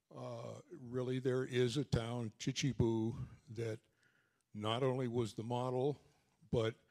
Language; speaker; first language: English; native; English